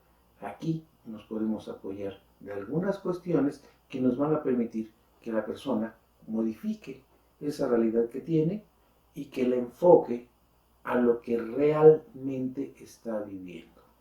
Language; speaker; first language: Spanish; native; Spanish